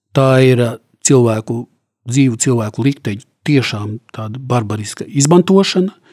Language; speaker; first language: Latvian; native; Latvian